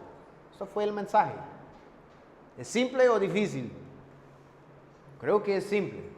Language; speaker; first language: Spanish; non-native, fluent; English